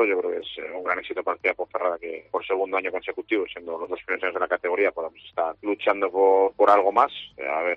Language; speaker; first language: Spanish; native; Spanish